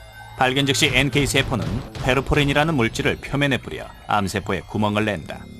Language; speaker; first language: Korean; native; Korean